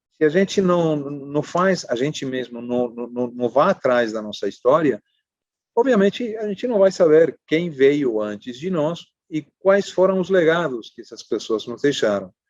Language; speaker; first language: Portuguese; non-native, fluent; Spanish